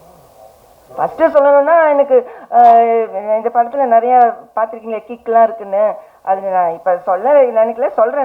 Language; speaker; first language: Tamil; non-native, learner; English